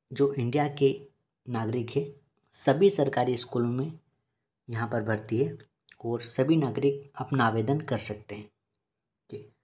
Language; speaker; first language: Hindi; native; Hindi